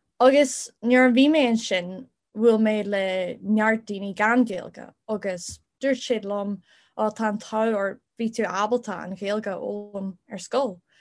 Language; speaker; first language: Irish; non-native, local second language; English